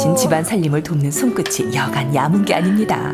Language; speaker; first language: Korean; native; Korean